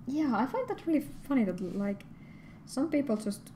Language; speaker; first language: English; non-native, fluent; Finnish